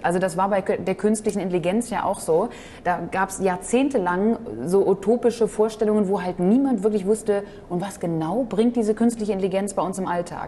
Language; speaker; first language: German; native; German